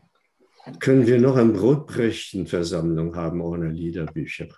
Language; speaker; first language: German; non-native, fluent; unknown